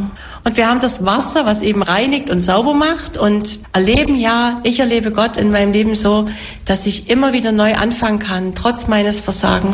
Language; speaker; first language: German; native; German